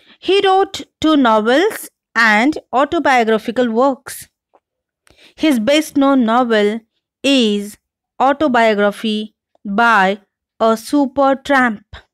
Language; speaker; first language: English; non-native, local second language; Marathi